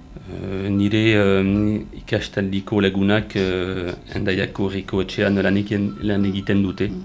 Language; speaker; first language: Basque; non-native, learner; French